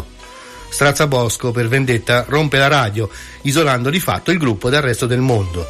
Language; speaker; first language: Italian; native; Italian